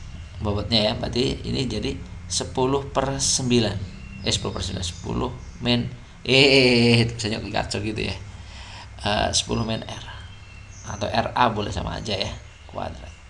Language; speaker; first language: Indonesian; native; Indonesian